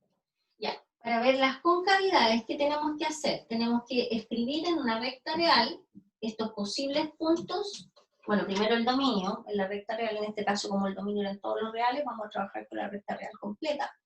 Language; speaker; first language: Spanish; native; Spanish